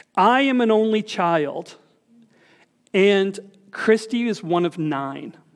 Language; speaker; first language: English; native; English